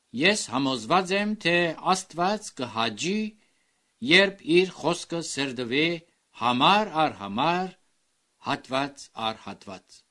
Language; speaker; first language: Armenian; early bilingual, heritage; Armenian